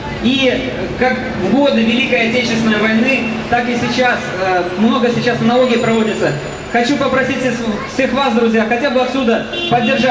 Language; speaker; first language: Russian; native; Russian